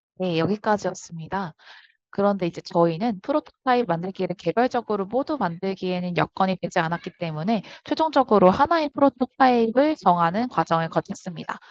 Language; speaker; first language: Korean; native; Korean